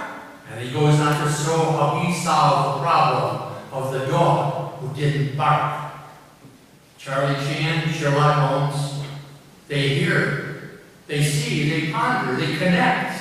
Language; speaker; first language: English; native; English